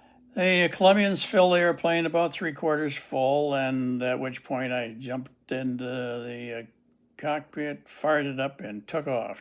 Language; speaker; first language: English; native; English